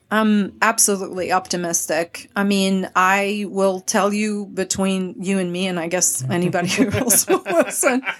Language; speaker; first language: English; non-native, fluent; French